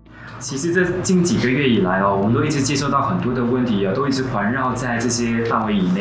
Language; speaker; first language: Chinese; native; Chinese